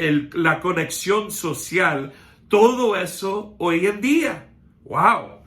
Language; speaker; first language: Spanish; non-native, fluent; English